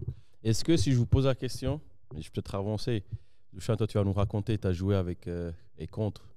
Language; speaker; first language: French; native; French